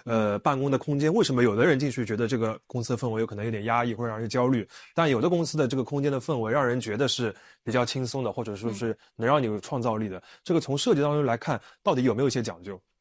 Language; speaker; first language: Chinese; native; Chinese